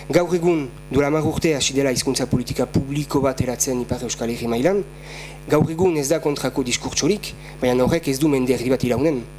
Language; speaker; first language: Basque; native; Basque